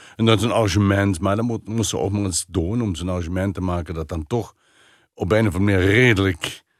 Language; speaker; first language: Dutch; native; Dutch